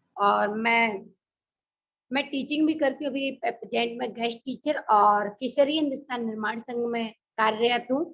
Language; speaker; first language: Hindi; native; Hindi